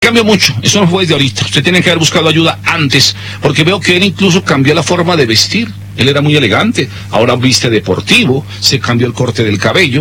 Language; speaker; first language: Spanish; native; Spanish